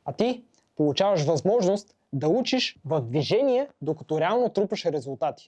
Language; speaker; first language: Bulgarian; native; Bulgarian